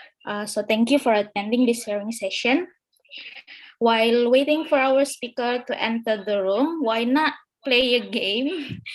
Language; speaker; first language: English; non-native, fluent; Indonesian